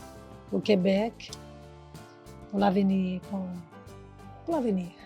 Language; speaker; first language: French; non-native, fluent; Portuguese